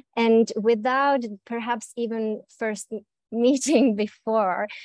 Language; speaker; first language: English; native; English